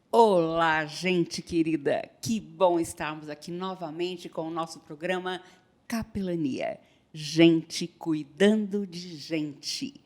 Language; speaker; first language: Portuguese; native; Portuguese